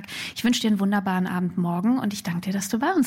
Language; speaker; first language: German; native; German